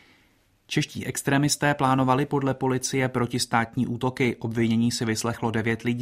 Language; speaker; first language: Czech; native; Czech